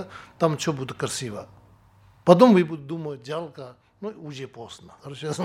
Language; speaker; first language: Russian; non-native, learner; Tibetan